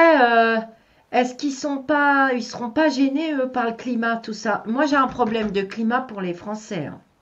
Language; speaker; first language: French; native; French